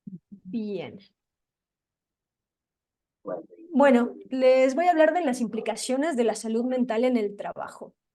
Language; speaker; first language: Spanish; native; Spanish